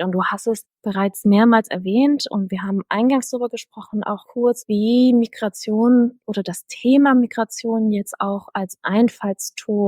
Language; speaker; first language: German; native; German